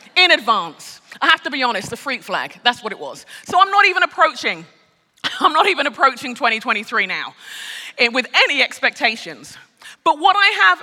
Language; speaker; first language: English; native; English